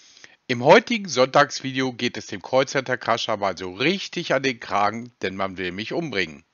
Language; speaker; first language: German; native; German